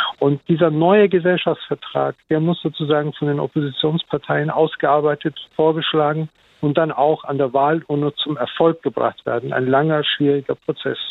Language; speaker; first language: German; early bilingual, other home language; Turkish